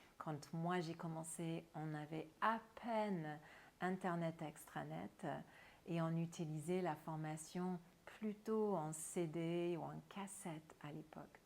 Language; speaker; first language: French; non-native, fluent; English